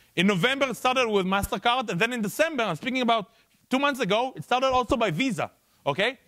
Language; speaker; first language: English; non-native, fluent; Hebrew